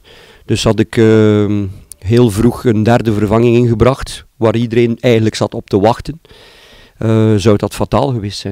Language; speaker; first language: Dutch; native; Dutch